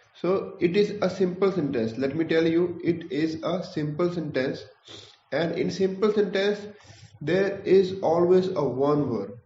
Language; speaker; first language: English; non-native, local second language; Punjabi